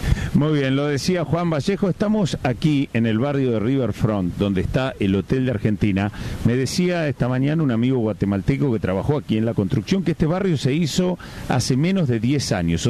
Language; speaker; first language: Spanish; native; Spanish